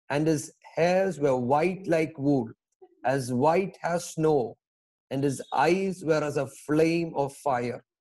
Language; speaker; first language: English; non-native, local second language; Malayalam